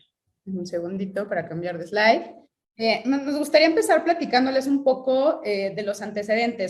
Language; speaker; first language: Spanish; native; Spanish